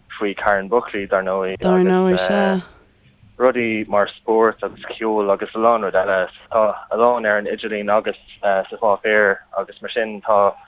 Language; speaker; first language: Irish; non-native, learner; English